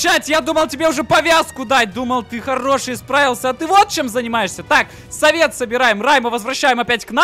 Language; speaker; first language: Russian; native; Russian